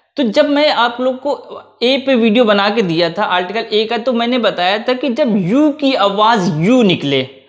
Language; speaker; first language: Hindi; native; Hindi